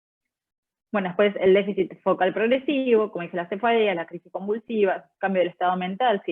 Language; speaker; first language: Spanish; native; Spanish